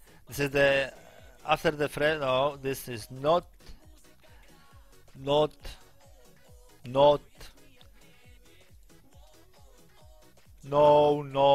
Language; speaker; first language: English; non-native, learner; Polish